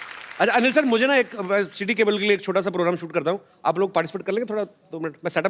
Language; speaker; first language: Hindi; native; Hindi